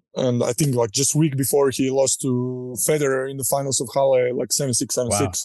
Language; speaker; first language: English; non-native, fluent; Croatian